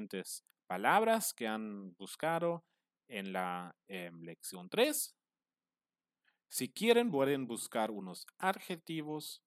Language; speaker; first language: Spanish; non-native, fluent; German